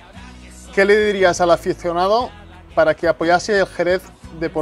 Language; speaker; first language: Spanish; native; Spanish